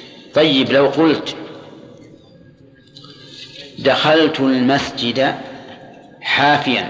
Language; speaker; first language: Arabic; native; Arabic